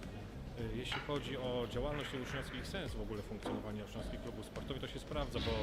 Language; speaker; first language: Polish; native; Polish